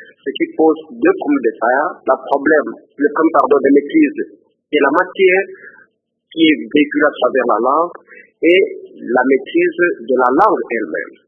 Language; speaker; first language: French; non-native, local second language; Lingala